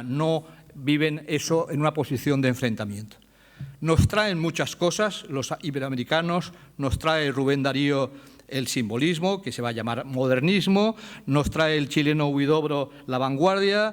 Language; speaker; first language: Spanish; native; Spanish